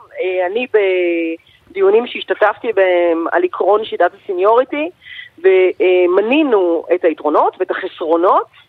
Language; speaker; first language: Hebrew; native; Hebrew